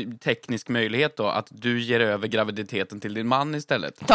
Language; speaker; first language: Swedish; native; Swedish